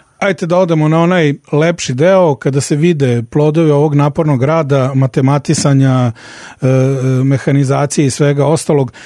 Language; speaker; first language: Serbian; native; Serbian